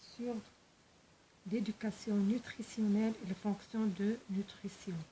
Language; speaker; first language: French; non-native, local second language; Arabic